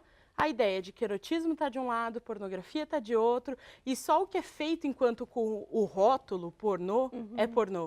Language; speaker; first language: Portuguese; native; Portuguese